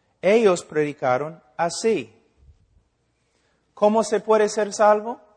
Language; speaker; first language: Spanish; non-native, fluent; English